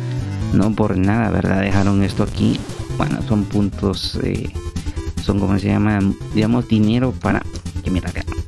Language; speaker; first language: Spanish; native; Spanish